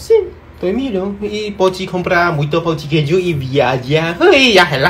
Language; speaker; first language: Portuguese; non-native, learner; Chinese